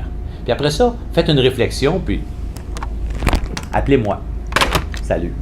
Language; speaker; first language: French; native; French